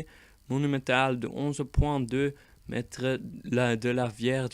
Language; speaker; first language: French; non-native, learner; Dutch